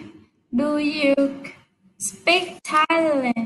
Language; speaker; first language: English; non-native, learner; Vietnamese